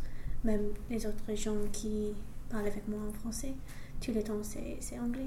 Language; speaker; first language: French; non-native, learner; English